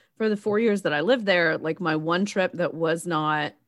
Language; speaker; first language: English; native; English